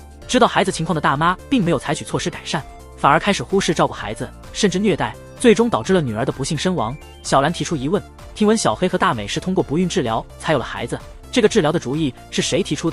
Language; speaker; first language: Chinese; native; Chinese